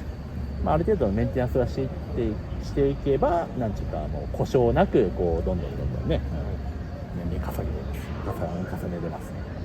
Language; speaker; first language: Japanese; native; Japanese